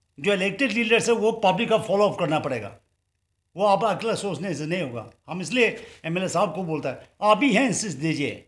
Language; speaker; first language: Hindi; non-native, local second language; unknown